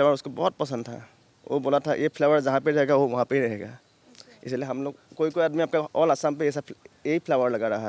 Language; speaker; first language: Hindi; non-native, local second language; Assamese